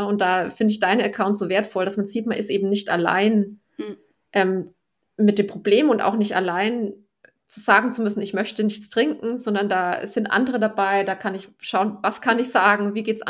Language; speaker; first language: German; native; German